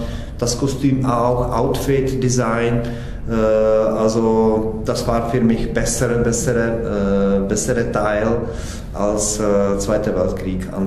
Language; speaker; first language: German; non-native, fluent; Czech